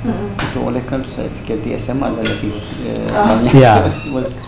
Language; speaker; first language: Indonesian; non-native, fluent; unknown